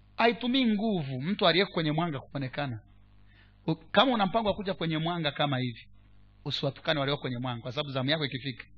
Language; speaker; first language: Swahili; non-native, local second language; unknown